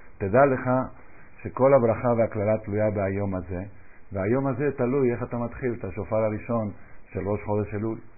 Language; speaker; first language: Hebrew; non-native, fluent; Spanish